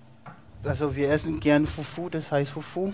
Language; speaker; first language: German; non-native, fluent; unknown